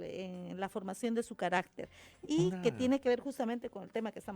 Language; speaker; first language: Spanish; native; Spanish